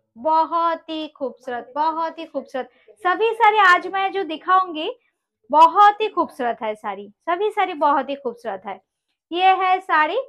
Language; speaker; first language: Hindi; non-native, local second language; Bangla